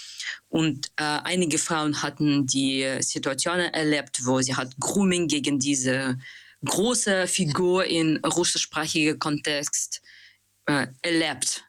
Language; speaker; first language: German; non-native, learner; Russian